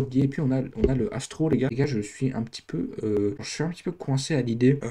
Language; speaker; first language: French; native; French